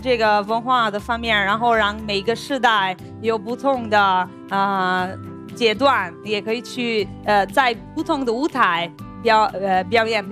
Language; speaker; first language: Chinese; non-native, fluent; Italian